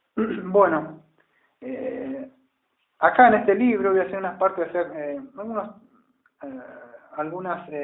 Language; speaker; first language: Spanish; native; Spanish